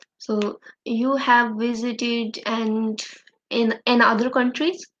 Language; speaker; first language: English; non-native, learner; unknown